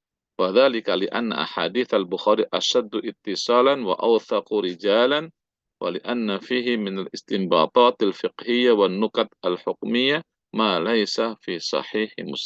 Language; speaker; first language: Arabic; non-native, fluent; Indonesian